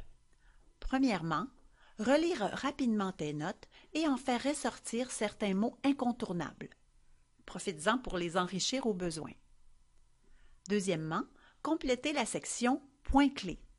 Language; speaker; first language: French; native; French